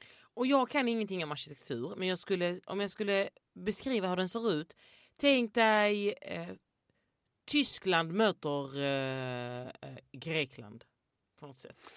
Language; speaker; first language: Swedish; native; Swedish